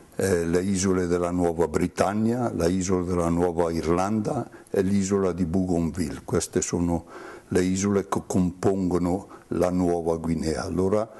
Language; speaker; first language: Italian; native; Italian